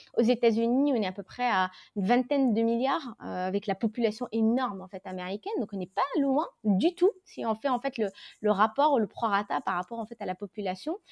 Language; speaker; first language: French; non-native, local second language; Arabic